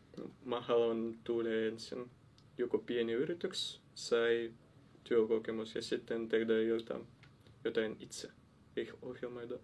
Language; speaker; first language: Finnish; non-native, learner; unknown